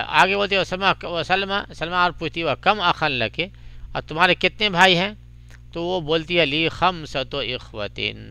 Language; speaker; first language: Urdu; native; Urdu